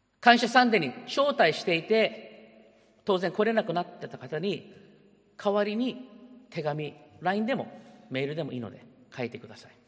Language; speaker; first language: Japanese; early bilingual, heritage; Japanese